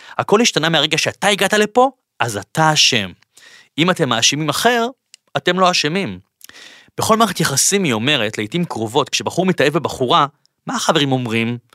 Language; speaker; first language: Hebrew; native; Hebrew